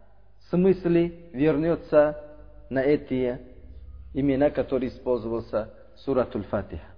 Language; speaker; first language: Russian; non-native, learner; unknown